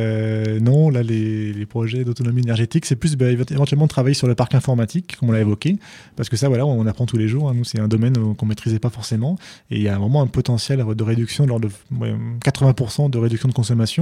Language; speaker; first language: French; native; French